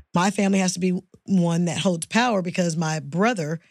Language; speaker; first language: English; native; English